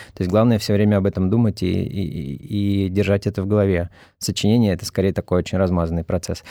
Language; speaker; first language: Russian; native; Russian